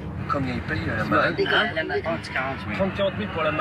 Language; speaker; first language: French; native; French